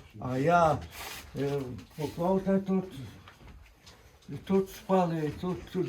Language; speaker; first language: Ukrainian; native; Ukrainian